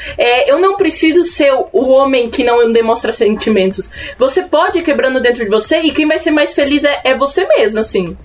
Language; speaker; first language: Portuguese; early bilingual, other home language; Spanish